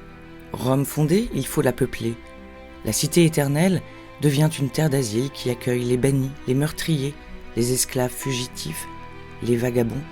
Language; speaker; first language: French; native; French